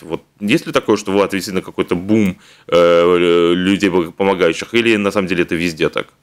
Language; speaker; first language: Russian; native; Russian